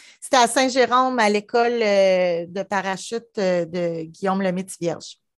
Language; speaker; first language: French; native; French